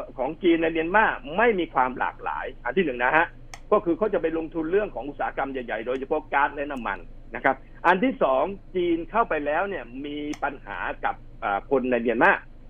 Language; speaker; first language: Thai; native; Thai